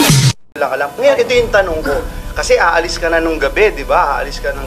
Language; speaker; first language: Filipino; native; Filipino